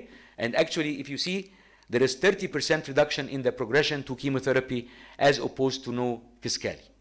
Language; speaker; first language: English; non-native, fluent; Arabic